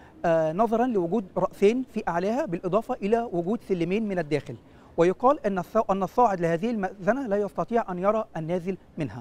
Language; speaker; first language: Arabic; native; Arabic